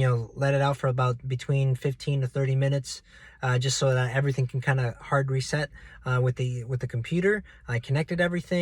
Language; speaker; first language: English; native; English